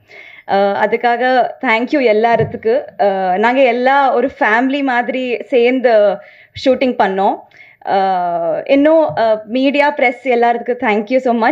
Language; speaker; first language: Tamil; non-native, learner; Telugu